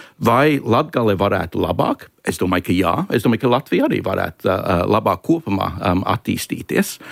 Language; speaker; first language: Latvian; early bilingual, heritage; Latvian